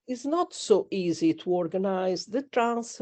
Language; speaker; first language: English; non-native, learner; Italian